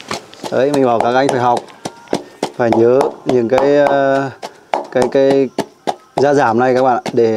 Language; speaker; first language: Vietnamese; native; Vietnamese